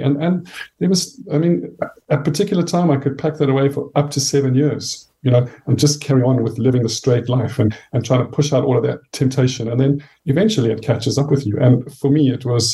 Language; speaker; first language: English; native; English